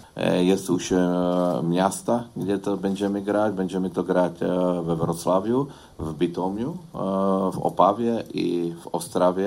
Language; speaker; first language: Polish; non-native, learner; Czech